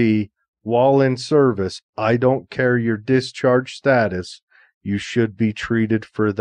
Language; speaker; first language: English; native; English